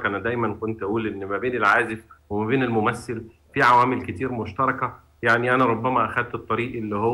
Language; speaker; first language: Arabic; native; Arabic